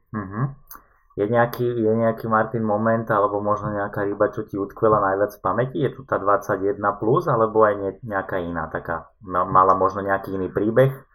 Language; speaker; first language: Slovak; native; Slovak